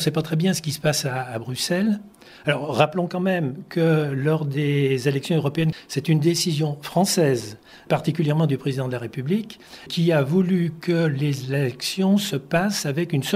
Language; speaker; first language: French; native; French